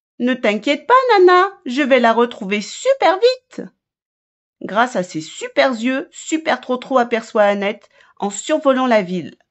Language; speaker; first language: French; native; French